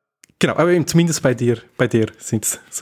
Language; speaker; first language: German; native; German